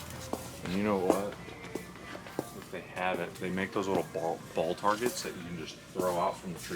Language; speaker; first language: English; native; English